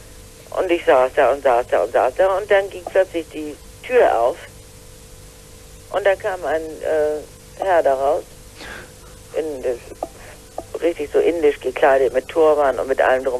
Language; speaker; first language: German; native; German